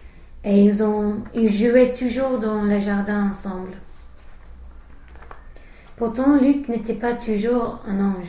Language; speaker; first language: French; non-native, fluent; English